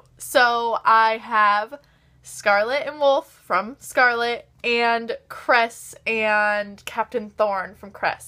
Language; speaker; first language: English; native; English